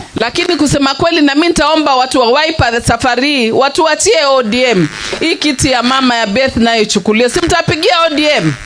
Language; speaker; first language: Swahili; native; Swahili